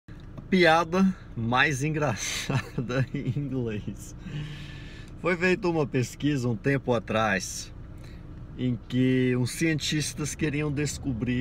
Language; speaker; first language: Portuguese; non-native, fluent; English